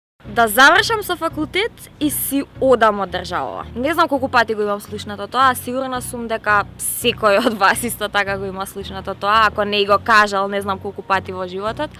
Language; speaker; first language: Macedonian; native; Macedonian